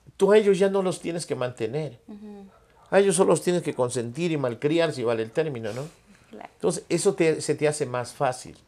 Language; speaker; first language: Spanish; native; Spanish